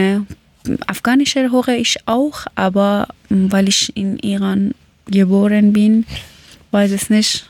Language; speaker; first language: German; early bilingual, other home language; Persian